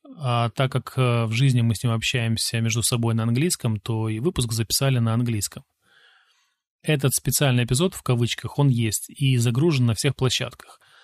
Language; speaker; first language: Russian; native; Russian